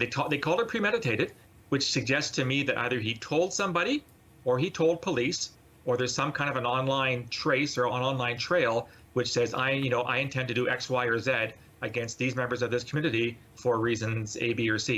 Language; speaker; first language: English; native; English